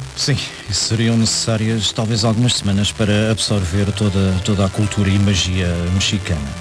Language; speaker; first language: Portuguese; native; Portuguese